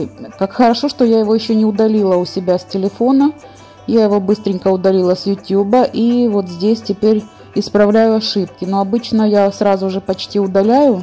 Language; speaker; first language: Russian; native; Russian